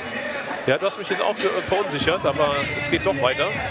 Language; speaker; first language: German; native; German